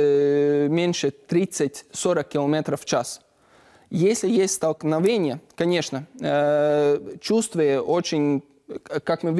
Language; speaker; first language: Russian; non-native, learner; Latvian